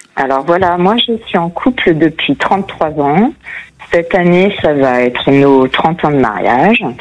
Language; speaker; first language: French; non-native, fluent; Portuguese